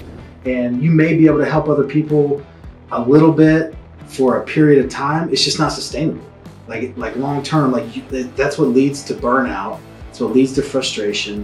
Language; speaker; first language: English; native; English